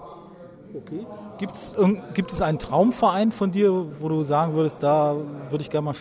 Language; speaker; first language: German; native; German